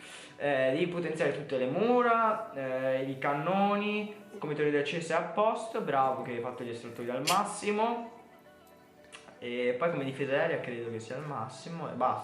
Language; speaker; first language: Italian; native; Italian